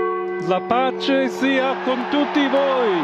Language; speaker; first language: Italian; non-native, fluent; English